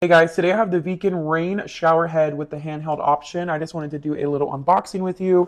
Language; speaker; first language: English; native; English